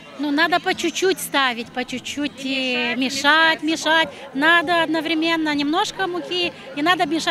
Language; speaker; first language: Russian; non-native, local second language; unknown